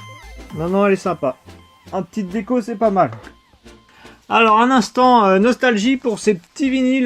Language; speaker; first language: French; native; French